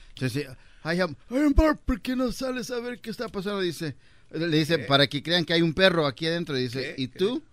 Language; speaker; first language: Spanish; native; Spanish